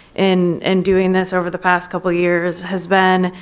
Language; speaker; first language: English; native; English